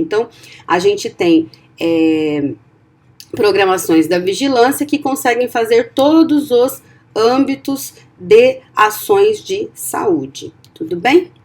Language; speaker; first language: Portuguese; native; Portuguese